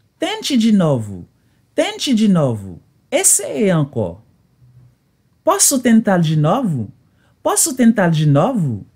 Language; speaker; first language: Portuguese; non-native, learner; Haitian Creole